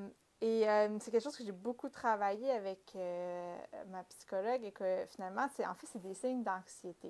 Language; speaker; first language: French; native; French